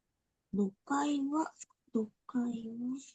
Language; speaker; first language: Japanese; non-native, learner; Indonesian